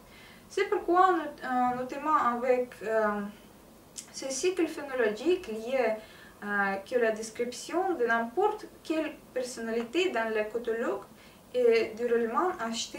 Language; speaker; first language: French; non-native, learner; Russian